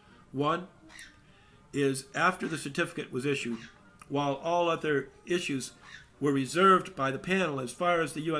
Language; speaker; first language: English; native; English